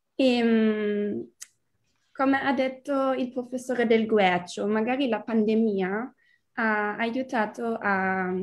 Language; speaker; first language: Italian; non-native, fluent; German